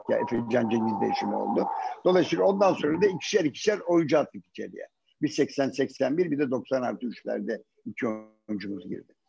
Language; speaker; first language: Turkish; native; Turkish